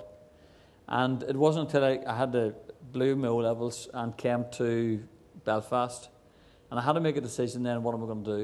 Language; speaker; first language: English; native; English